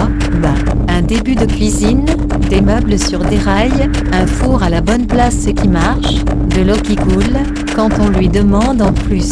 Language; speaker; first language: French; native; French